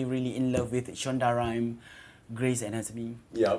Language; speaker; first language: English; non-native, local second language; Malay